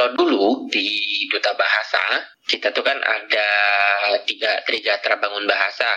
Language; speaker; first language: Indonesian; native; Indonesian